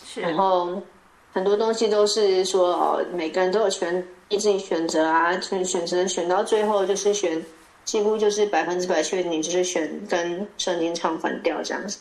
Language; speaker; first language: Chinese; native; Chinese